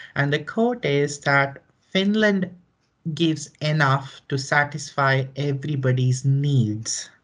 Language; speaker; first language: English; non-native, local second language; Hindi